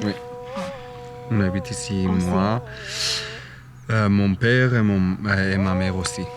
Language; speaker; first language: French; non-native, learner; Persian